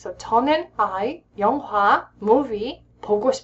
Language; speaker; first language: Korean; non-native, fluent; English